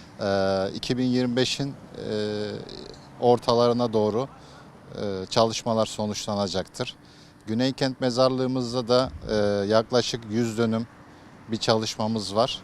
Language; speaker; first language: Turkish; native; Turkish